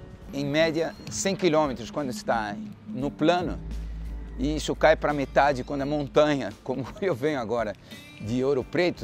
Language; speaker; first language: Portuguese; non-native, fluent; Spanish